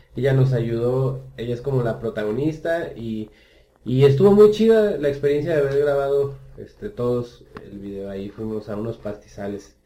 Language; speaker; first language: Spanish; native; Spanish